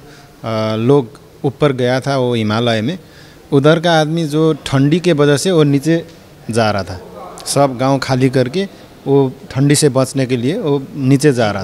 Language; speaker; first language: Hindi; non-native, learner; Nepali